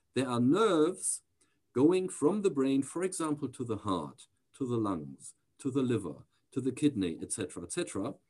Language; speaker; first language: English; non-native, fluent; German